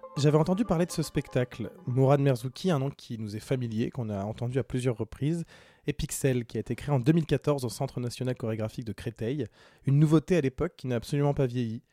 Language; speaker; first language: French; native; French